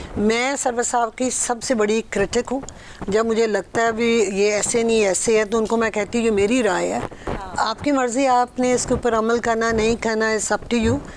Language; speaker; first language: Urdu; early bilingual, heritage; Urdu